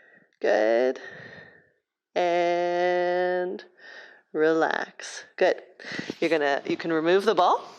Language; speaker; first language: English; native; English